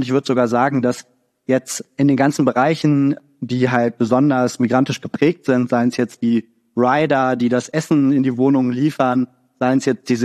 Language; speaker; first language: German; native; German